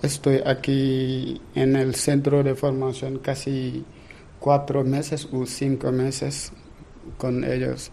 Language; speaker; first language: Spanish; non-native, learner; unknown